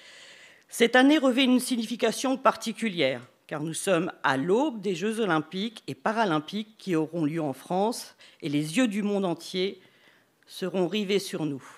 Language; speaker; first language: French; native; French